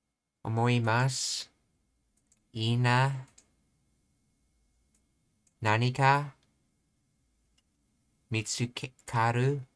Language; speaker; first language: Japanese; non-native, learner; English